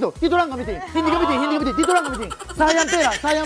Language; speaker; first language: Filipino; non-native, fluent; Japanese